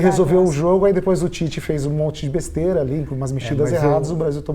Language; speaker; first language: Portuguese; native; Portuguese